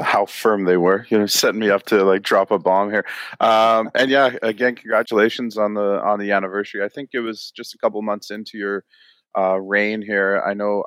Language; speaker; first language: English; native; English